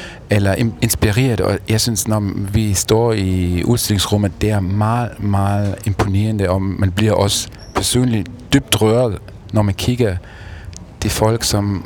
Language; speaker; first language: Danish; non-native, fluent; German